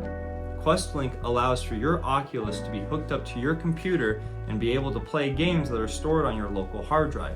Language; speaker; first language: English; native; English